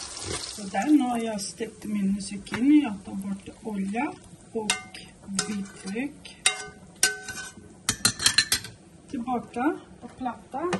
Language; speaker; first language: Swedish; non-native, fluent; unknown